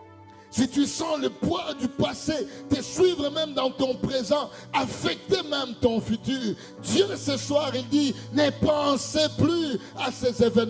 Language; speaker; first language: French; non-native, local second language; Lingala